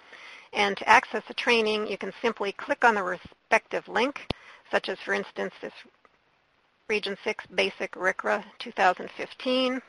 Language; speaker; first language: English; native; English